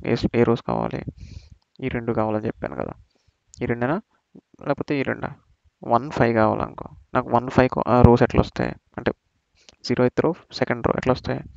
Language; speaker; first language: Telugu; native; Telugu